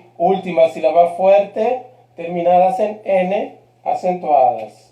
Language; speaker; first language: Spanish; non-native, fluent; Portuguese